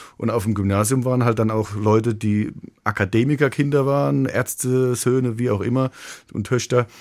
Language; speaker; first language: German; native; German